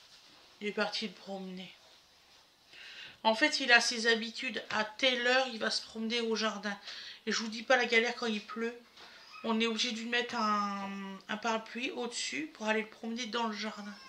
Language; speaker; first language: French; native; French